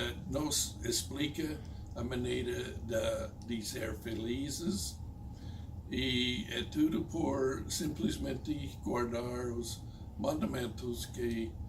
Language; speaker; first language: Portuguese; non-native, fluent; English